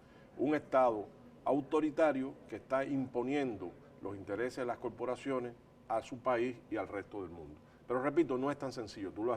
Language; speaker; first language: Spanish; native; Spanish